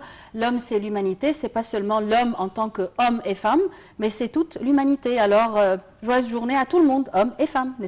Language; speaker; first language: French; non-native, fluent; Arabic